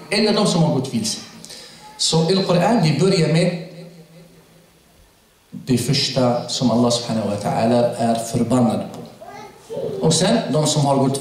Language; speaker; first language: Swedish; non-native, fluent; Arabic